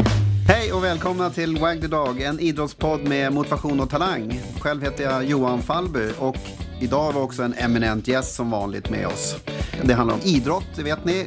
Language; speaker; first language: Swedish; native; Swedish